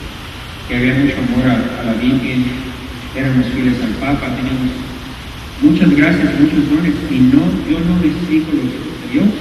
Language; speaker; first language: Spanish; native; Spanish